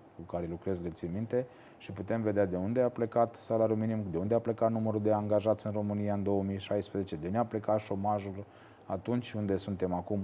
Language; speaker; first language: Romanian; native; Romanian